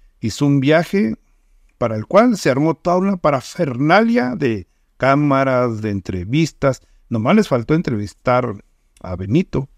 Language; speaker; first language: Spanish; native; Spanish